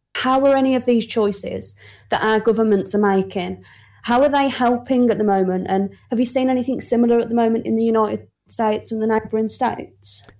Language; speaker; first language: English; native; English